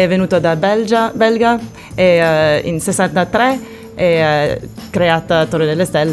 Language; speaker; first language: Italian; non-native, learner; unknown